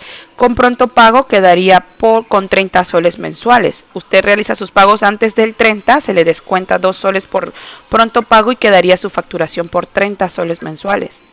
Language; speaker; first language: Spanish; native; Spanish